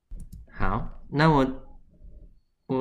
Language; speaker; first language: Chinese; early bilingual, heritage; Chinese